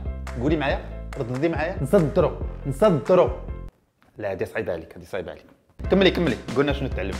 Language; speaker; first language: Arabic; native; Arabic